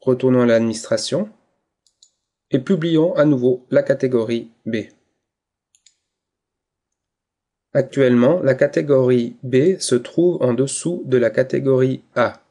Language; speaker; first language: French; native; French